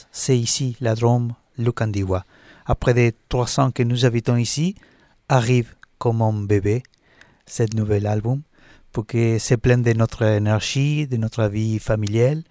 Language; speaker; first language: French; non-native, learner; Spanish